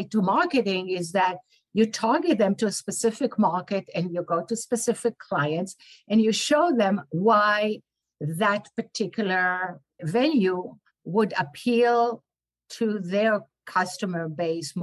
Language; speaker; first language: English; non-native, fluent; Hebrew